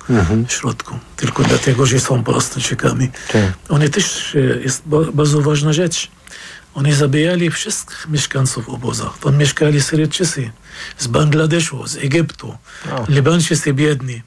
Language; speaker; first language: Polish; non-native, fluent; Arabic